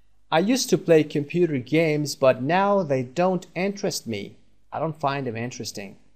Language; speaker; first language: English; non-native, fluent; Persian